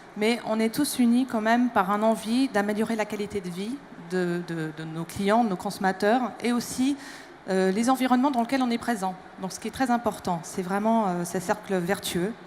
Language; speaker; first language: French; non-native, fluent; English